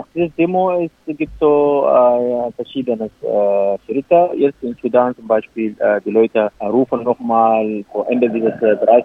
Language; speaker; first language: German; non-native, local second language; Arabic